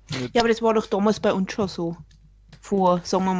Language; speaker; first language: German; native; German